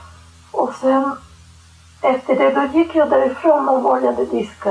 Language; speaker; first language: Swedish; non-native, fluent; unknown